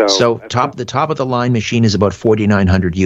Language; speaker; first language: English; native; English